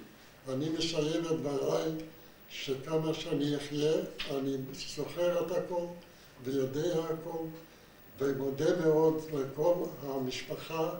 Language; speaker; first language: Hebrew; non-native, fluent; Yiddish